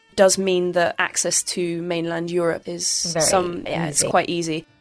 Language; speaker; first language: English; native; English